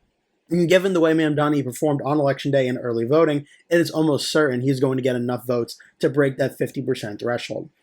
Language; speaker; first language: English; native; English